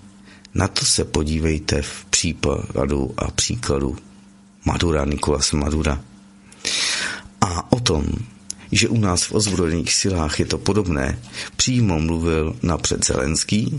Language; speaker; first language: Czech; native; Czech